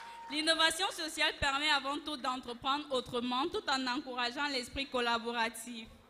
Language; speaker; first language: French; non-native, local second language; Sango